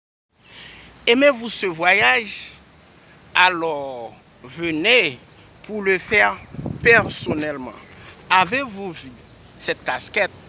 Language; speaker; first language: French; non-native, local second language; Haitian Creole